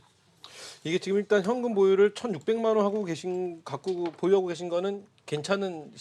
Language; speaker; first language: Korean; native; Korean